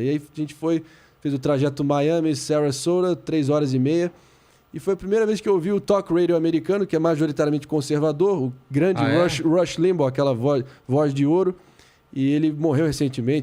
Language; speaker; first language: Portuguese; native; Portuguese